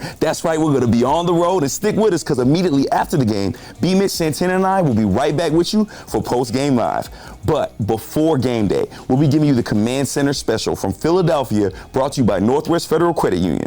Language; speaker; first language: English; native; English